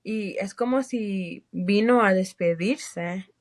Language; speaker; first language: Spanish; early bilingual, heritage; Spanish